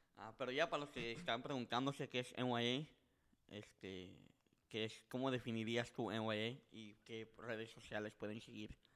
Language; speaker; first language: Spanish; early bilingual, heritage; Spanish